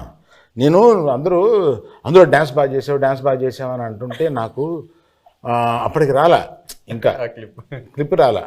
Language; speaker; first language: Telugu; native; Telugu